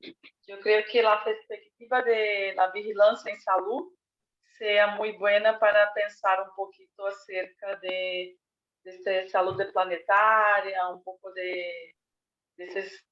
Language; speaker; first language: Spanish; non-native, fluent; Portuguese